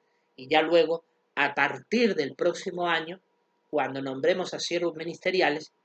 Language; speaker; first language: Spanish; native; Spanish